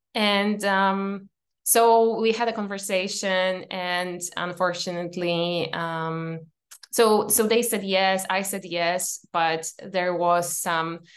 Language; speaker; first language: English; non-native, fluent; Polish